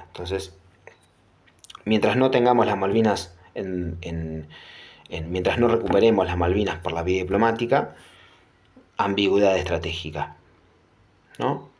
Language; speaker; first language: Spanish; native; Spanish